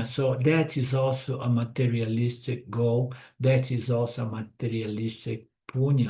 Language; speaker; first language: English; non-native, fluent; Portuguese